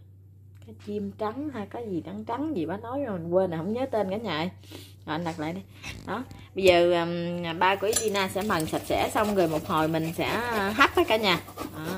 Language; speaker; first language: Vietnamese; native; Vietnamese